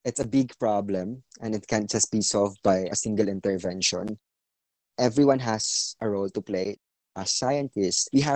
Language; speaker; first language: English; non-native, local second language; Cebuano